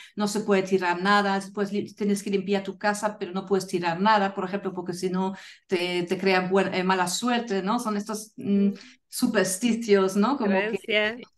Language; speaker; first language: Spanish; non-native, fluent; German